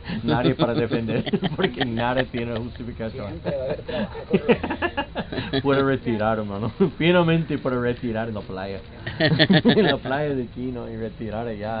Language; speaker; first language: Spanish; non-native, learner; English